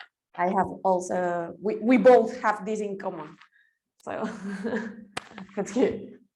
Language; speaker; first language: English; non-native, fluent; Spanish